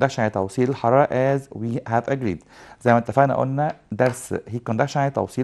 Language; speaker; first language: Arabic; native; Arabic